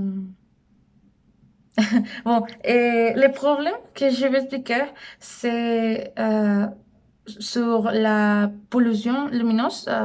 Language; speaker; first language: French; non-native, learner; Spanish